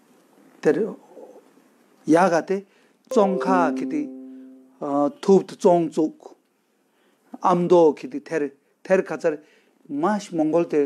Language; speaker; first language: Mongolian; non-native, fluent; Tibetan